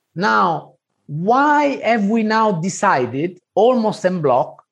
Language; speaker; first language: English; non-native, fluent; Italian